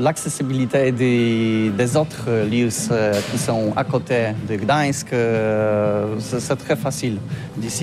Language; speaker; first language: French; non-native, learner; Polish